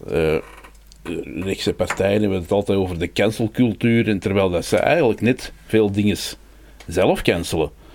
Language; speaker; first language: Dutch; native; Dutch